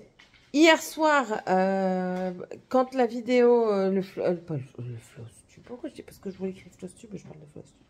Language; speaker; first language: French; native; French